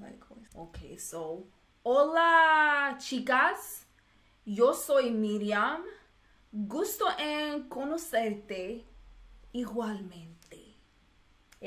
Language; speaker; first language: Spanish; non-native, learner; English